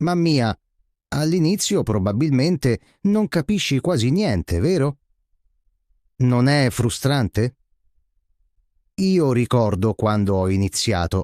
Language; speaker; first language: Italian; non-native, fluent; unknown